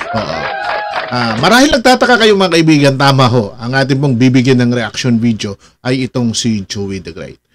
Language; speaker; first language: Filipino; non-native, local second language; Waray